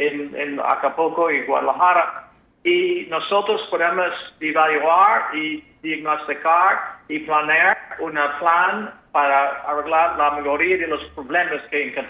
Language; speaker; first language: Spanish; non-native, fluent; English